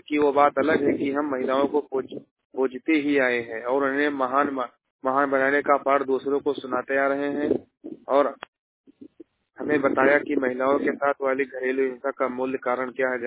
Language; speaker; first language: Hindi; native; Hindi